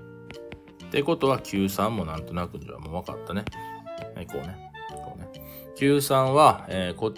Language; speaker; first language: Japanese; native; Japanese